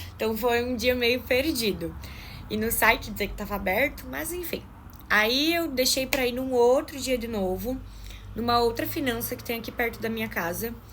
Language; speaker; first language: Portuguese; native; Portuguese